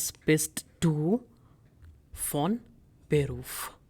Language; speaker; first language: German; non-native, fluent; Hindi